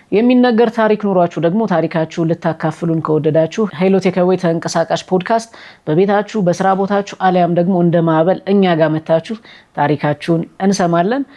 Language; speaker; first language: Amharic; native; Amharic